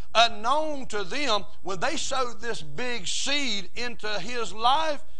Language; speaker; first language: English; native; English